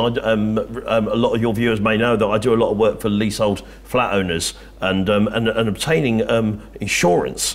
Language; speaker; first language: English; native; English